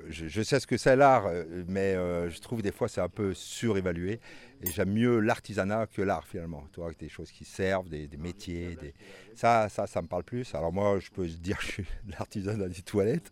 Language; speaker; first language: French; native; French